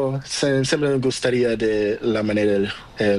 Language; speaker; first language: Spanish; non-native, learner; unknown